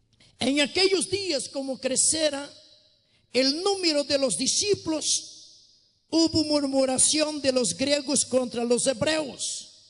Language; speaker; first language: Spanish; non-native, fluent; Portuguese